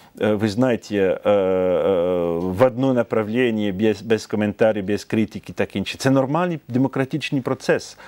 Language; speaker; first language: Ukrainian; non-native, fluent; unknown